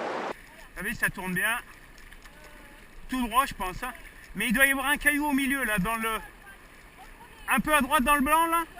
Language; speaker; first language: French; native; French